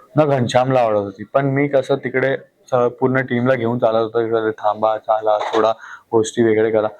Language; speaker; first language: Marathi; non-native, local second language; Hindi